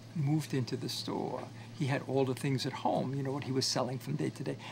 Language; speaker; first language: English; early bilingual, other home language; German